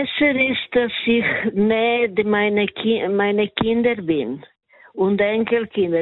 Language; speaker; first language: German; non-native, learner; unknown